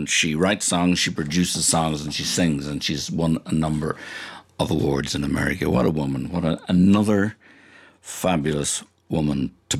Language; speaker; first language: English; native; English